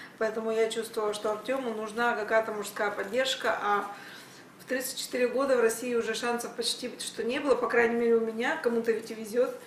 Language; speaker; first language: Russian; native; Russian